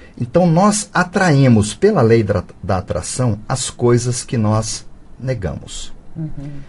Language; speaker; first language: Portuguese; early bilingual, other home language; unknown